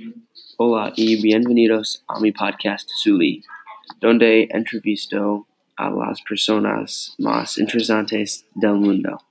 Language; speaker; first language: Spanish; non-native, learner; English